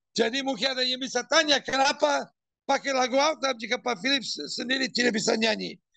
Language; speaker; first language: Indonesian; non-native, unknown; English